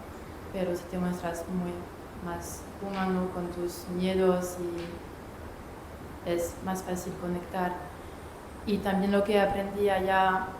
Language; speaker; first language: Spanish; non-native, learner; French